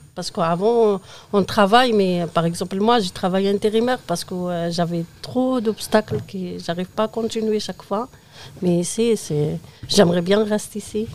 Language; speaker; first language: French; non-native, fluent; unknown